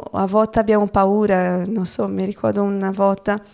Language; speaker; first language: Italian; non-native, fluent; Portuguese